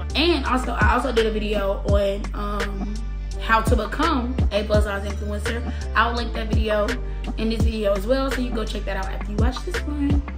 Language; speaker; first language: English; native; English